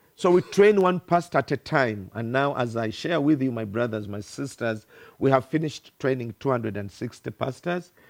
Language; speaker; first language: English; non-native, local second language; Ganda